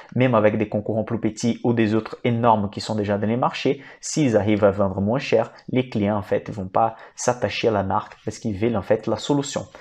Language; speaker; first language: French; non-native, fluent; Portuguese